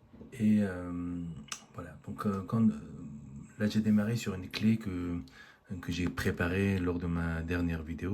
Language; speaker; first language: French; native; French